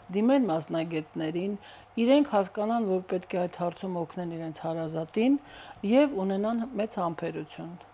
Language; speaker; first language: Armenian; native; Armenian